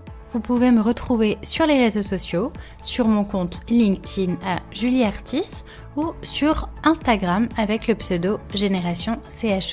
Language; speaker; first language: French; native; French